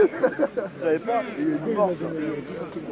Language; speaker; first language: French; native; French